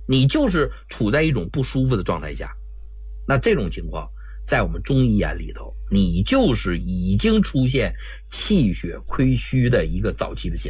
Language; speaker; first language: Chinese; native; Chinese